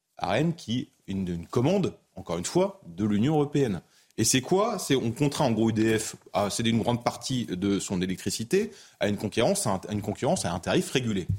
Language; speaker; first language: French; native; French